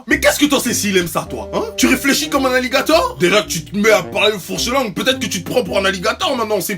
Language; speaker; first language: French; native; French